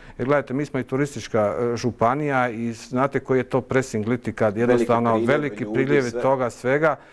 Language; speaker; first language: Croatian; native; Croatian